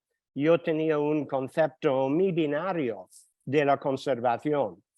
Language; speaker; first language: Spanish; non-native, fluent; English